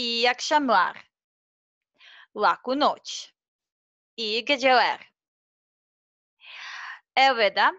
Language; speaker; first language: Turkish; non-native, learner; Serbian